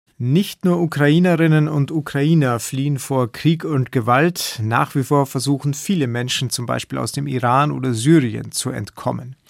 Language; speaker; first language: German; native; German